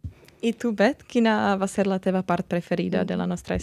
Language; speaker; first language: Catalan; non-native, learner; Czech